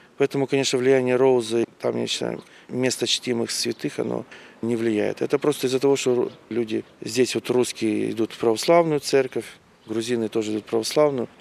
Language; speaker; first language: Russian; native; Russian